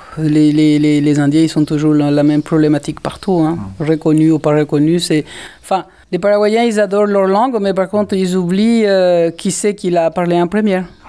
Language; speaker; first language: French; non-native, fluent; Guarani